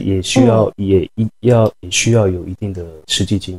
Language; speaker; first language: Chinese; native; Chinese